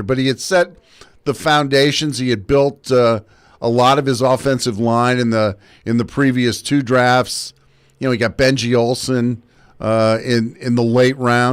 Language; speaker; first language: English; native; English